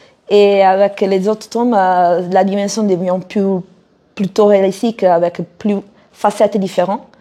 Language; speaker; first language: French; non-native, fluent; Italian